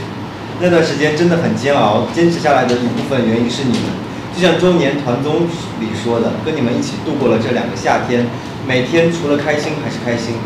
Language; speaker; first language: Chinese; native; Chinese